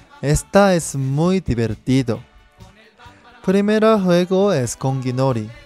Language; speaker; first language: Spanish; non-native, learner; Korean